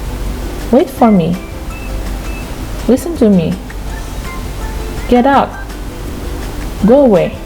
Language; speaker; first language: English; non-native, fluent; Indonesian